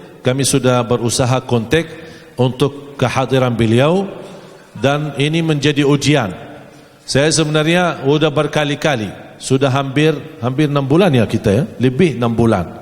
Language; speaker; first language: Malay; non-native, fluent; Arabic